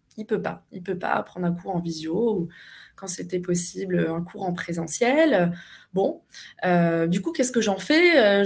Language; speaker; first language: French; native; French